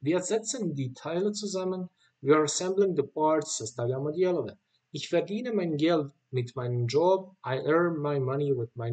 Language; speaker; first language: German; non-native, fluent; Bosnian